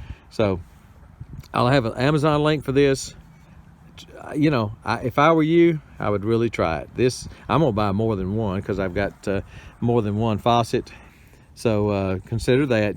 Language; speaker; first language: English; native; English